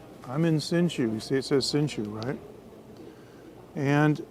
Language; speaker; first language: English; native; English